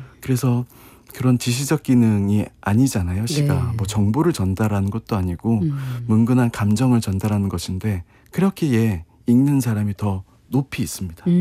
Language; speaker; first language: Korean; native; Korean